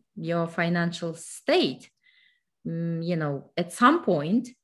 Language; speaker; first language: English; non-native, fluent; Kazakh